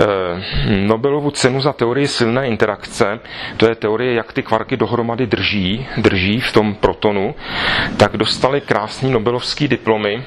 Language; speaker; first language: Czech; native; Czech